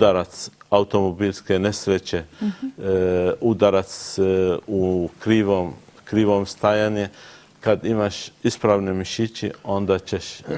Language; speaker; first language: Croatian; non-native, learner; Arabic